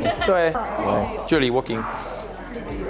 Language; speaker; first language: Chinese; non-native, learner; English